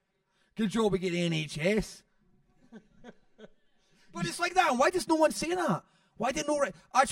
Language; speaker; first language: English; native; English